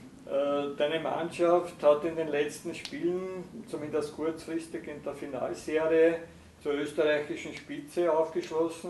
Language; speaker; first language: German; native; German